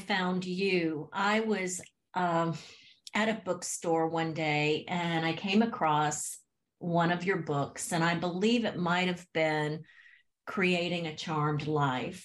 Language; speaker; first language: English; native; English